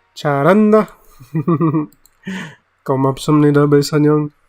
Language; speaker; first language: Korean; non-native, learner; English